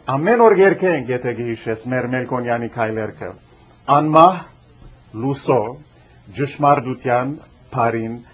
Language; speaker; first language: Armenian; early bilingual, heritage; Armenian